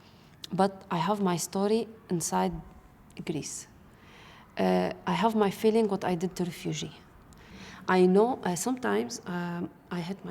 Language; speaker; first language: English; non-native, learner; Arabic